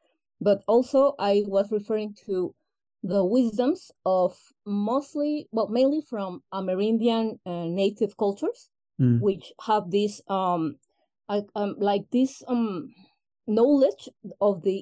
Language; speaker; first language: English; non-native, fluent; Spanish